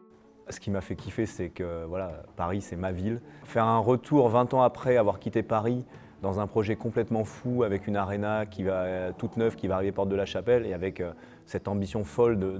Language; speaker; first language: French; native; French